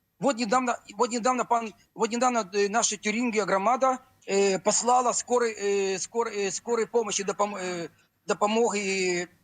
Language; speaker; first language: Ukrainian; non-native, local second language; Russian